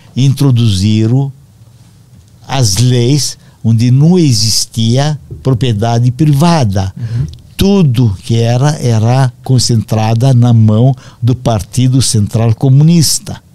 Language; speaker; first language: Portuguese; non-native, fluent; Romanian